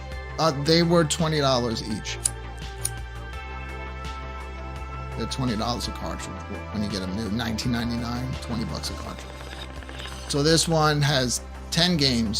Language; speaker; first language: English; native; English